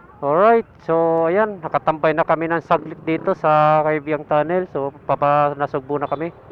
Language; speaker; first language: Filipino; native; Filipino